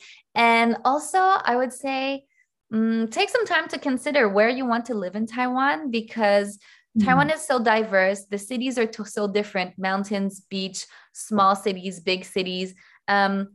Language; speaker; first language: English; non-native, fluent; French